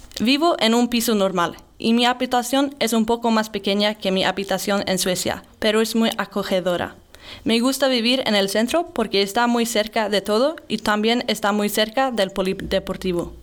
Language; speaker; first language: Spanish; non-native, learner; Swedish